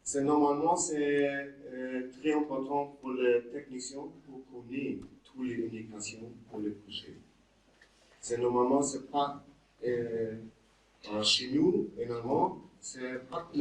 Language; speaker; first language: French; non-native, learner; German